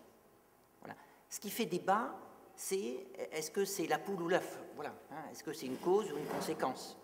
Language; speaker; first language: French; native; French